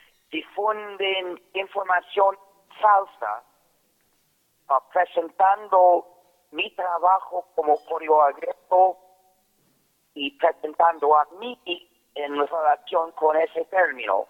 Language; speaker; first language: Spanish; non-native, fluent; English